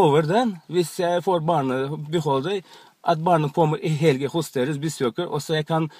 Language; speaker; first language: Norwegian; non-native, learner; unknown